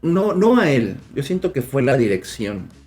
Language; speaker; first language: Spanish; native; Spanish